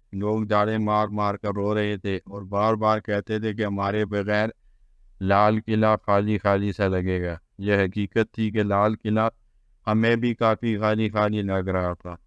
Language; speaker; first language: Urdu; native; Urdu